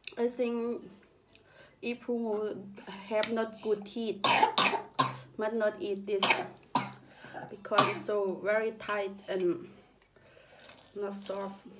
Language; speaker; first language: English; non-native, learner; Thai